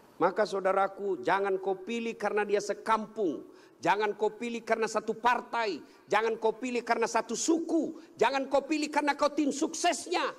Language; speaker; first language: Indonesian; native; Indonesian